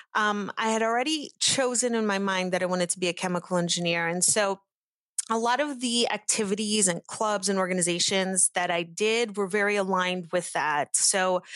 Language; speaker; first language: English; early bilingual, other home language; Portuguese